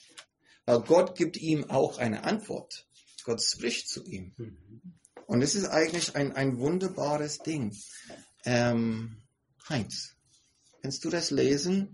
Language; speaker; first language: German; non-native, fluent; English